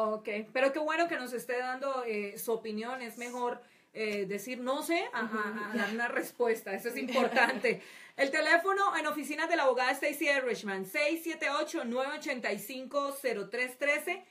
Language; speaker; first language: Spanish; native; Spanish